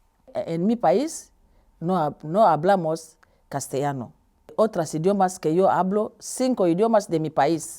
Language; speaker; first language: Spanish; non-native, learner; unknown